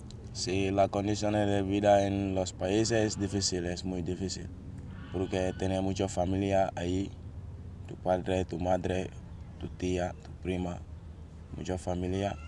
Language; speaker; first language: Spanish; non-native, learner; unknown